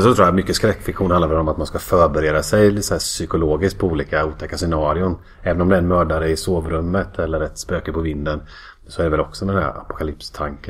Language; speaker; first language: Swedish; native; Swedish